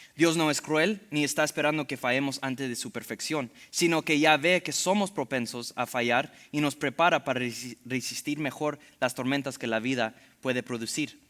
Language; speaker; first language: Spanish; early bilingual, heritage; Spanish